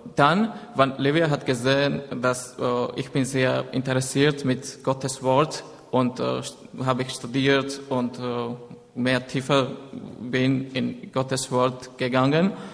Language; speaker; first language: German; non-native, learner; Georgian